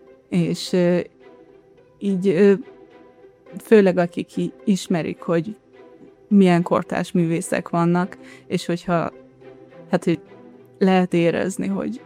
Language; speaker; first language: Hungarian; early bilingual, heritage; Hungarian